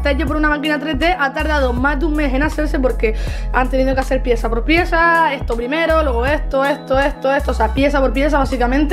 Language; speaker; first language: Spanish; native; Spanish